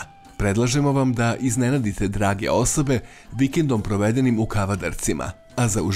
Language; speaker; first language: Serbian; native; Serbian